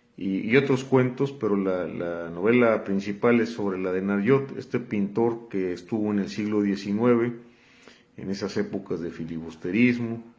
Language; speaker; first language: Spanish; native; Spanish